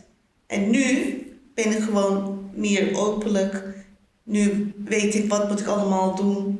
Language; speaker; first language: Dutch; non-native, learner; Turkish